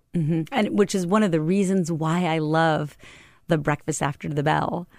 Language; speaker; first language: English; native; English